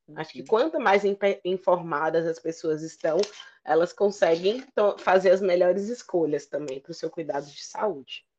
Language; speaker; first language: Portuguese; native; Portuguese